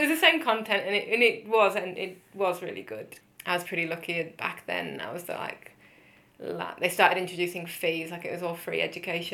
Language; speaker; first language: English; native; English